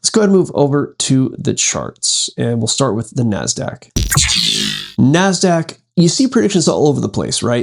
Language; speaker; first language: English; native; English